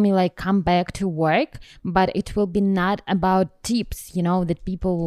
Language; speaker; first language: English; non-native, learner; Ukrainian